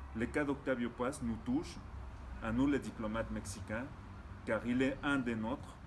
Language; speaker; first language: French; non-native, fluent; Spanish